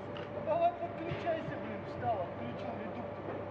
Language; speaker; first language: Russian; native; Russian